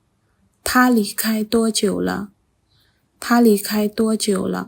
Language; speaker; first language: Chinese; non-native, fluent; Khmer